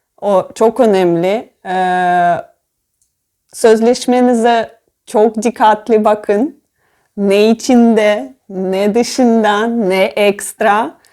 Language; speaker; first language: Turkish; non-native, learner; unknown